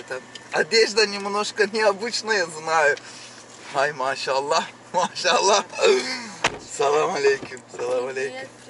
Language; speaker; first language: Russian; non-native, learner; Turkish